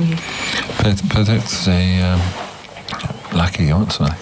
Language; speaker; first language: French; non-native, fluent; English